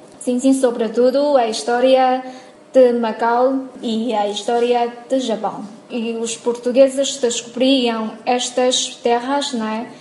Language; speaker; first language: Portuguese; non-native, learner; Chinese